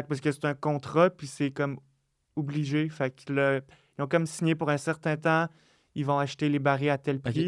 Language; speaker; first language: French; native; French